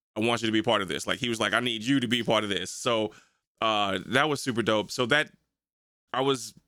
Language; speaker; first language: English; native; English